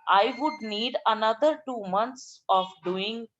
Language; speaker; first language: English; non-native, local second language; Punjabi